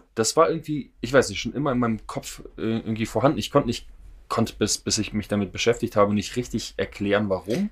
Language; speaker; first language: German; non-native, fluent; Russian